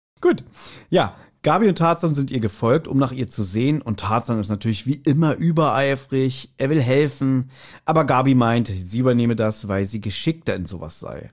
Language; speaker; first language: German; native; German